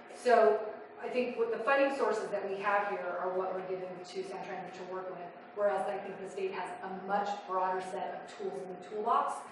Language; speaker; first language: English; native; English